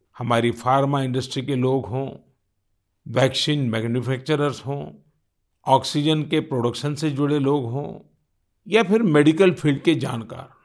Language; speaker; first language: Hindi; non-native, local second language; Gujarati